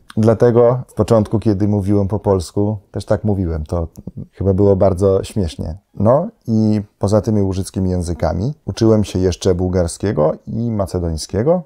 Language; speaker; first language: Polish; non-native, fluent; Slovenian